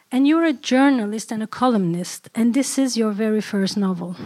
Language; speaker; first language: English; early bilingual, other home language; Turkish